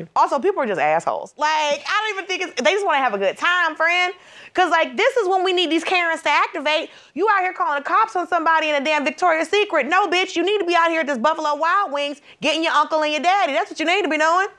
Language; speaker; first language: English; native; English